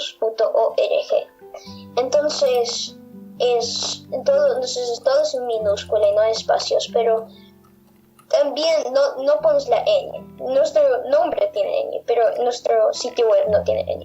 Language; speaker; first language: Spanish; non-native, fluent; English